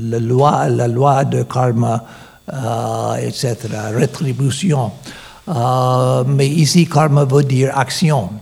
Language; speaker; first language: French; non-native, fluent; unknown